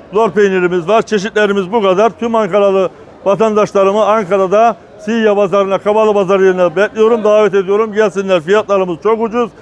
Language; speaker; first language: Turkish; native; Turkish